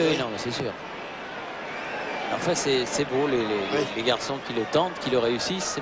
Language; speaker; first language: French; native; French